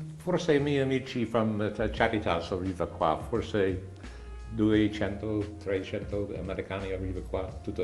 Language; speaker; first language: Italian; non-native, learner; English